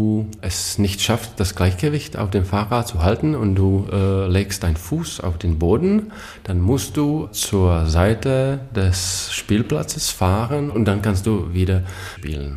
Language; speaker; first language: German; non-native, fluent; Czech